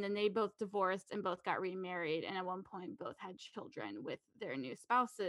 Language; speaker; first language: English; native; English